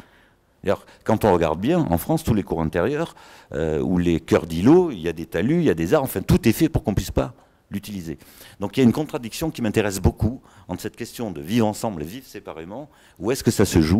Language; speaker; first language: French; native; French